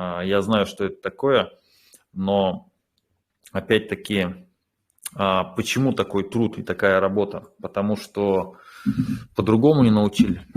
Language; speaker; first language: Russian; native; Russian